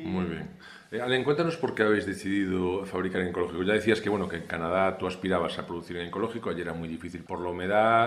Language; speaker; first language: Spanish; native; Spanish